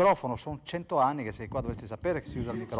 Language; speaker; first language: Italian; native; Italian